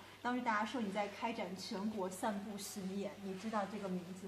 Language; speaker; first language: Chinese; native; Chinese